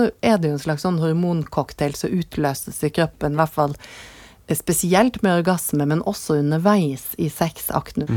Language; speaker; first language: Norwegian; native; Norwegian